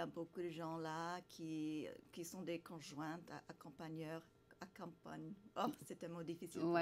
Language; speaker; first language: French; non-native, fluent; English